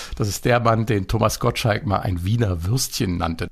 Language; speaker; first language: German; native; German